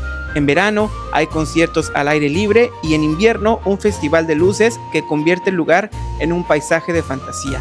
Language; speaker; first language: Spanish; native; Spanish